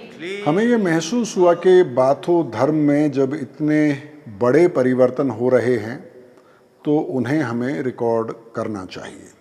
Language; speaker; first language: Hindi; native; Hindi